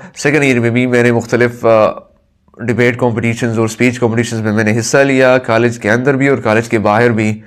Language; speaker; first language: Urdu; non-native, local second language; Pashto